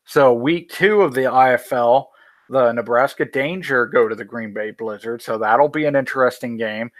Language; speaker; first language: English; native; English